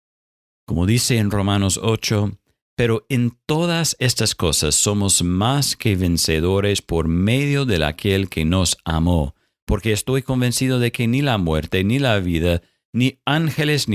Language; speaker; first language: Spanish; non-native, fluent; English